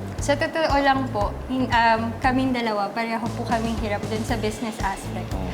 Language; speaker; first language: Filipino; native; Filipino